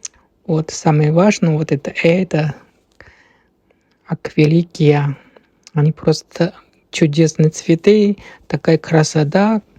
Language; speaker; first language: Russian; non-native, learner; Chinese